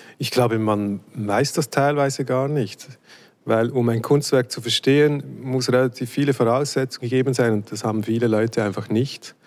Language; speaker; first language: German; native; German